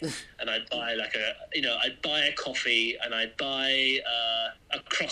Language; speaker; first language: English; native; English